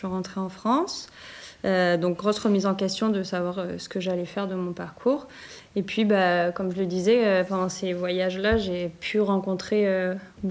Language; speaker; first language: French; native; French